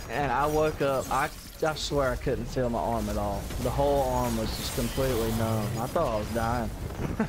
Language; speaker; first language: English; native; English